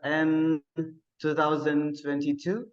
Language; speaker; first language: English; non-native, learner; Indonesian